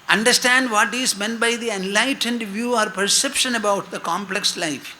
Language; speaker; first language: English; non-native, local second language; Malayalam